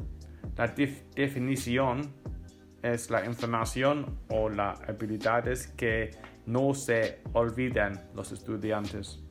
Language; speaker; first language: Spanish; non-native, fluent; English